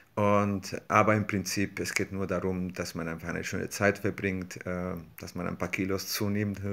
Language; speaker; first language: German; non-native, fluent; Spanish